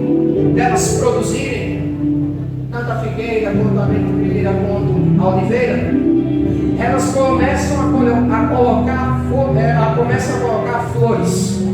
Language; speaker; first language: Portuguese; native; Portuguese